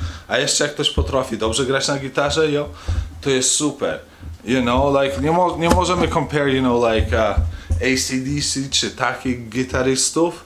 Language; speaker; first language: Polish; early bilingual, heritage; Polish